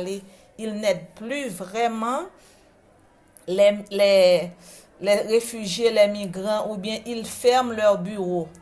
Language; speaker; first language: French; non-native, local second language; Haitian Creole